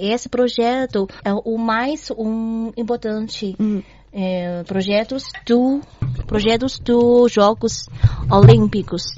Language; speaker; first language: Portuguese; non-native, learner; Chinese